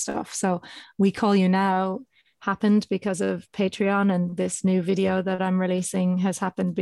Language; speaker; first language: English; native; English